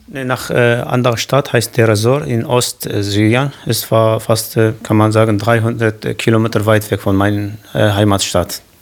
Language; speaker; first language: German; non-native, learner; Kurdish